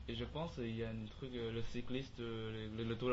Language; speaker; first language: French; non-native, learner; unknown